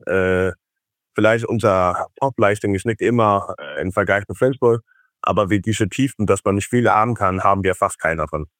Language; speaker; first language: German; non-native, fluent; Faroese